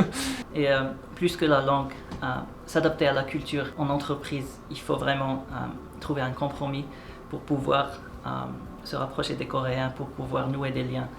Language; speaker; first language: French; non-native, local second language; Arabic